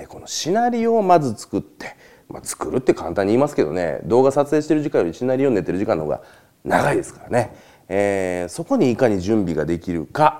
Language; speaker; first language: Japanese; native; Japanese